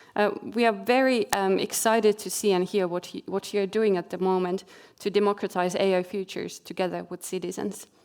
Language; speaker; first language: English; non-native, fluent; Finnish